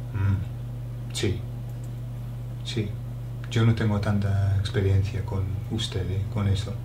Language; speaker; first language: Spanish; non-native, fluent; English